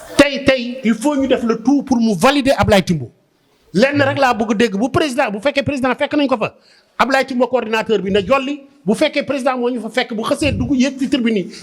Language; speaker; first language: Wolof; native; Wolof